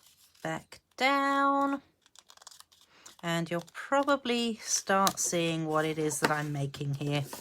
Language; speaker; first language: English; native; English